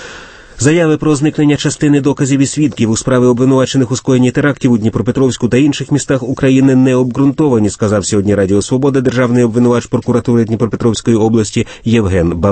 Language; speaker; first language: Ukrainian; native; Ukrainian